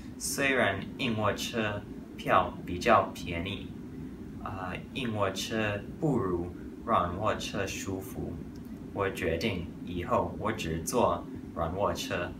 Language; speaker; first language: Chinese; non-native, learner; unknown